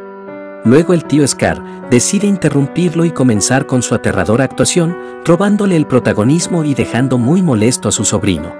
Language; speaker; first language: Spanish; native; Spanish